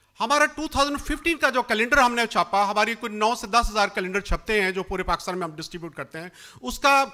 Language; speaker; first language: Urdu; non-native, local second language; Punjabi